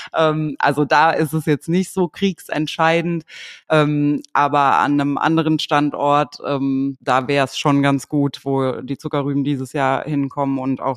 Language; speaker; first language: German; native; German